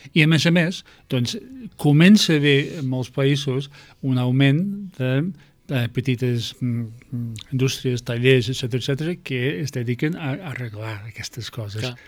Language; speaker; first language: Catalan; non-native, fluent; English